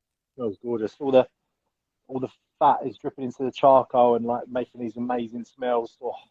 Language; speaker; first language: English; native; English